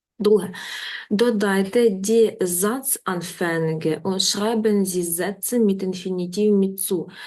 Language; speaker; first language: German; non-native, fluent; Ukrainian